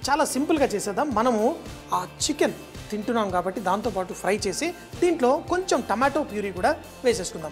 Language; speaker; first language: Telugu; native; Telugu